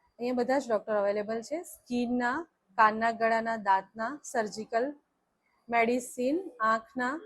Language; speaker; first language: Gujarati; native; Gujarati